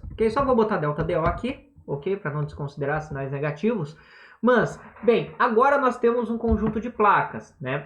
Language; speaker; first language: Portuguese; native; Portuguese